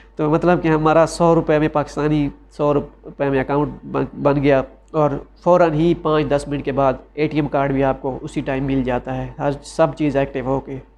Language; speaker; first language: Urdu; non-native, local second language; Saraiki